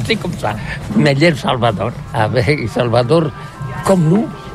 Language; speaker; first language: French; non-native, learner; Catalan